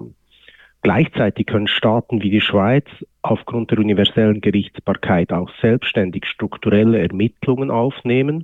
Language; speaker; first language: German; native; German